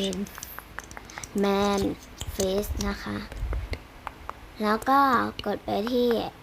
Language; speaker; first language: Thai; native; Thai